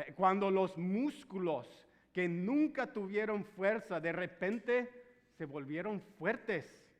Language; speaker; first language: Spanish; non-native, fluent; English